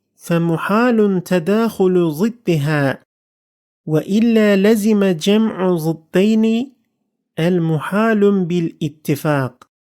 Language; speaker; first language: Arabic; non-native, fluent; Turkish